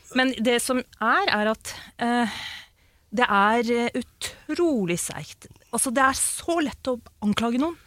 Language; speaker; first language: Norwegian; early bilingual, other home language; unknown